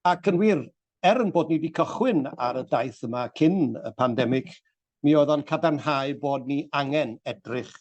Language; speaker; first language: Welsh; native; Welsh